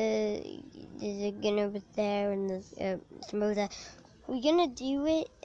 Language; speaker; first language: English; native; English